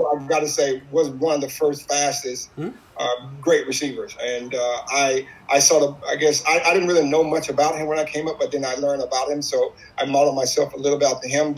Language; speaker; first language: English; native; English